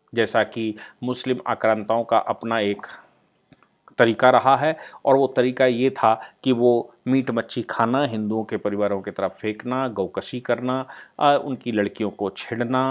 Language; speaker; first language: Hindi; native; Hindi